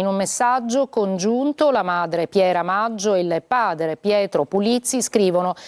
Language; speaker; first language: Italian; native; Italian